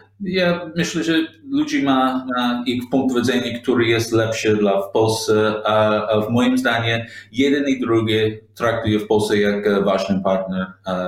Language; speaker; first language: Polish; non-native, learner; English